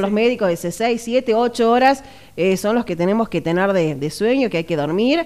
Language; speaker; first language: Spanish; native; Spanish